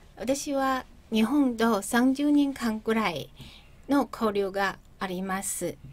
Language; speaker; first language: Japanese; non-native, fluent; Chinese